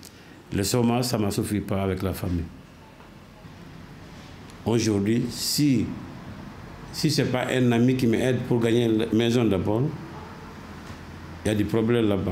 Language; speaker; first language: French; non-native, learner; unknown